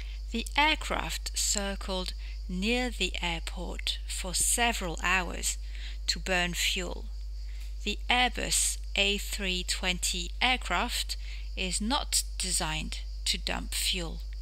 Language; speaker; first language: English; non-native, fluent; French